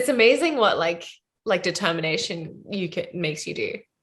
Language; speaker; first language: English; native; English